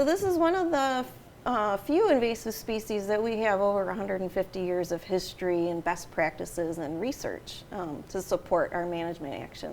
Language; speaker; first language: English; native; English